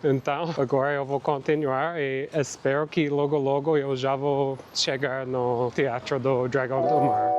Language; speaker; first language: Portuguese; non-native, fluent; English